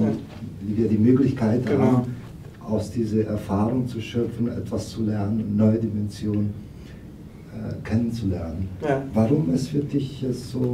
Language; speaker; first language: German; non-native, fluent; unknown